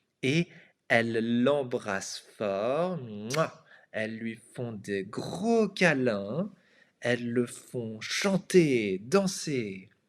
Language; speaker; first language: French; non-native, fluent; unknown